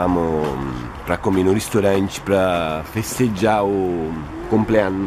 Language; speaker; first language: Portuguese; non-native, learner; Italian